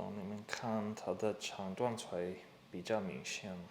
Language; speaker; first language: Chinese; non-native, fluent; English